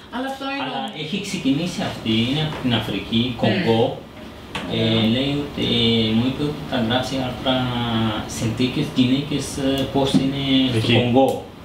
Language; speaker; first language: Greek; non-native, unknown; Persian